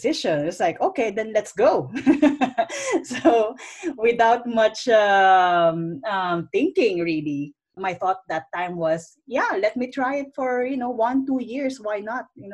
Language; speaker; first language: English; non-native, local second language; Filipino